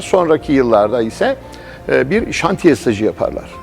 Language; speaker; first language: Turkish; native; Turkish